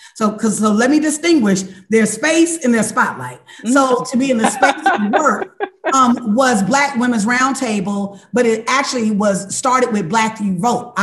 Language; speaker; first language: English; native; English